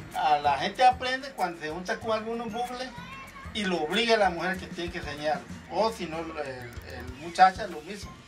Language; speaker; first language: Spanish; non-native, local second language; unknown